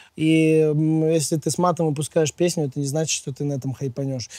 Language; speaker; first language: Russian; native; Russian